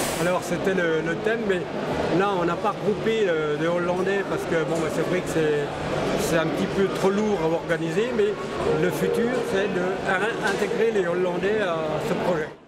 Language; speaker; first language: French; native; French